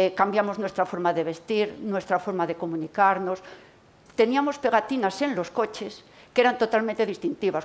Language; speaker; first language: Spanish; native; Spanish